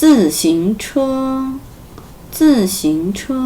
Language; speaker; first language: Korean; non-native, fluent; Chinese